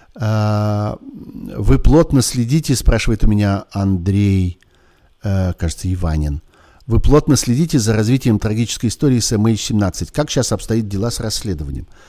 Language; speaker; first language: Russian; native; Russian